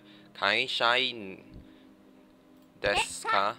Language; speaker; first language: Japanese; non-native, learner; English